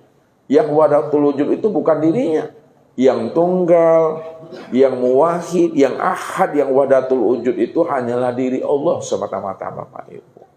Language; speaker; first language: Indonesian; native; Indonesian